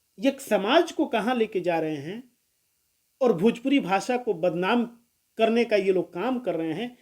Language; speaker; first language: Hindi; non-native, local second language; Bhojpuri